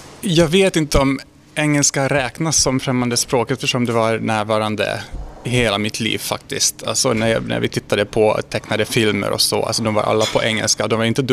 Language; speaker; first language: Swedish; non-native, fluent; Hungarian